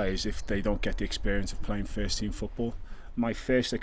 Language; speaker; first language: English; native; English